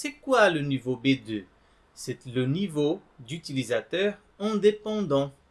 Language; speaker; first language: French; non-native, fluent; Portuguese